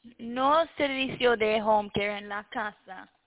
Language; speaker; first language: Spanish; early bilingual, heritage; Spanish